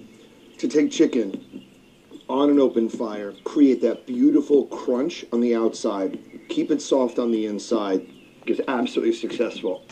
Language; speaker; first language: English; native; English